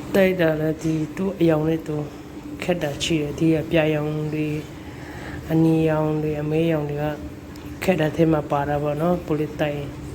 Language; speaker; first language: Burmese; non-native, local second language; Kachin